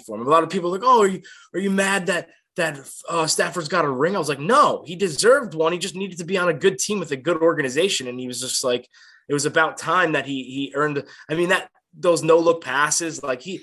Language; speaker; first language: English; native; English